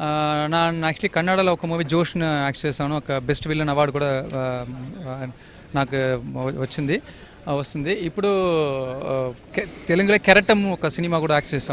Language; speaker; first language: Telugu; non-native, learner; Kannada